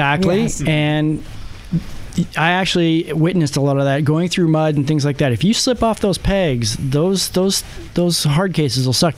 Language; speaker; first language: English; native; English